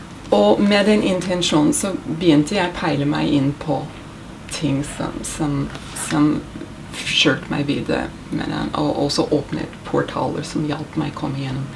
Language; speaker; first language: Norwegian; non-native, fluent; English